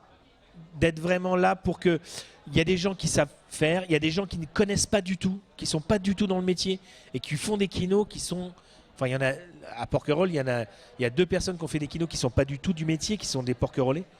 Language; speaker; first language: French; native; French